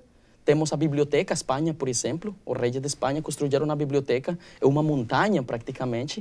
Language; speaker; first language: Portuguese; non-native, learner; Spanish